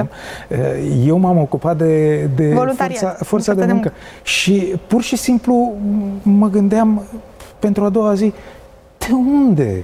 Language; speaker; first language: Romanian; native; Romanian